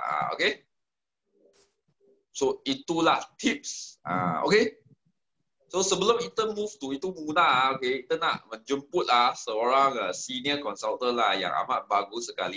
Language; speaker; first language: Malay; non-native, local second language; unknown